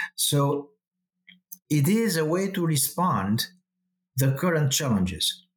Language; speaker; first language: English; non-native, fluent; Romanian